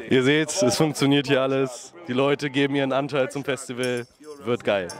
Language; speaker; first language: German; native; German